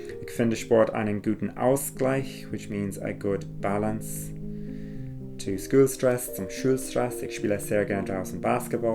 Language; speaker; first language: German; non-native, fluent; English